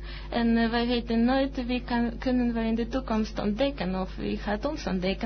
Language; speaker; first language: Dutch; non-native, fluent; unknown